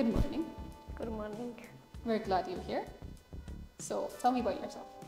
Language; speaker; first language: English; non-native, local second language; Amharic